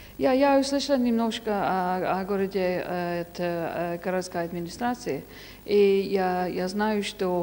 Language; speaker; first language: Russian; non-native, fluent; English